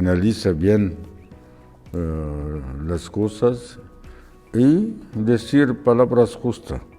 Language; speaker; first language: Spanish; non-native, fluent; Arabic